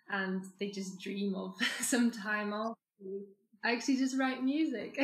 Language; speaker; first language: English; native; English